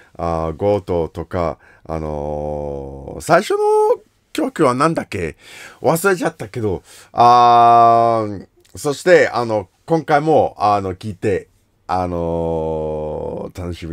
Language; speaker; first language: Japanese; non-native, learner; English